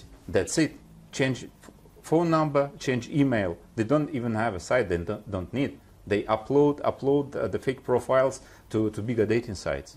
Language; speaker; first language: English; non-native, fluent; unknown